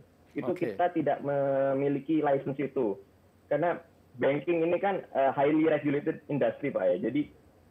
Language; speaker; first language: Indonesian; native; Indonesian